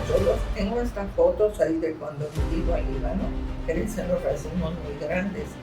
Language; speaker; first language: Spanish; non-native, fluent; Arabic